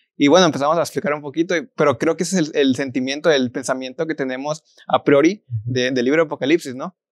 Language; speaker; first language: Spanish; native; Spanish